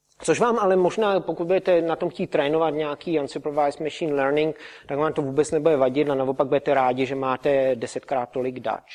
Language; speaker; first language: Czech; native; Czech